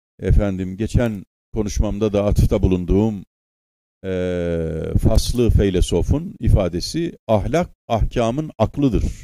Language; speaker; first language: Turkish; native; Turkish